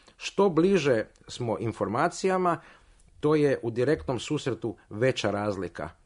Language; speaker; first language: Croatian; native; Croatian